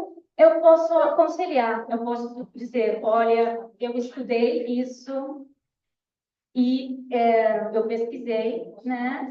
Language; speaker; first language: Portuguese; non-native, fluent; Spanish